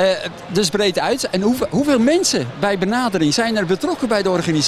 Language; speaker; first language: Dutch; native; Dutch